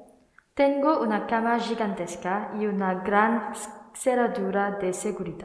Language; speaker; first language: Spanish; non-native, learner; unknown